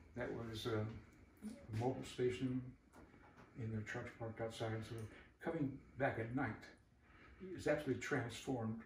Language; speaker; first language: English; native; English